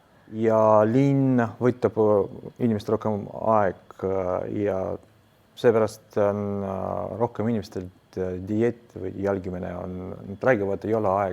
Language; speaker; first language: Estonian; non-native, local second language; Russian